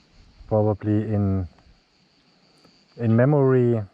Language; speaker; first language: English; non-native, fluent; German